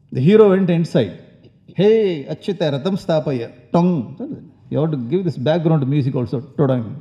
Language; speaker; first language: English; non-native, local second language; Tamil